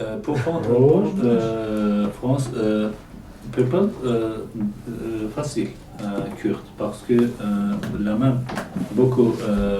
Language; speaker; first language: French; non-native, learner; Kurdish